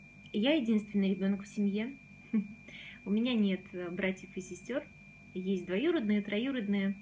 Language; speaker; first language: Russian; native; Russian